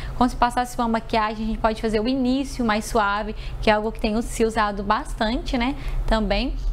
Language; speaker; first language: Portuguese; native; Portuguese